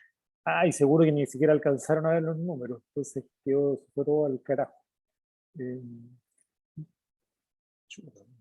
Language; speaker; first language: Spanish; native; Spanish